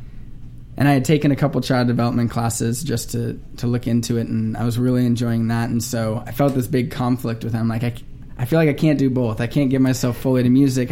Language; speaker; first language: English; native; English